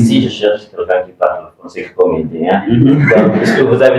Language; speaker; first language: French; non-native, learner; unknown